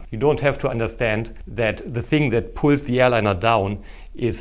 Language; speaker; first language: English; non-native, fluent; German